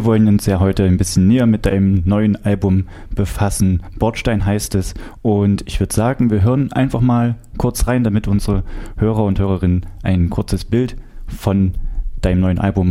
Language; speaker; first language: German; native; German